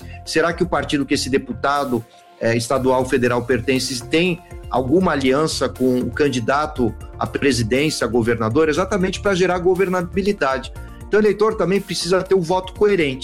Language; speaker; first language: Portuguese; native; Portuguese